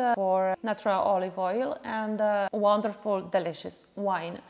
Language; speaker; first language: English; non-native, fluent; Polish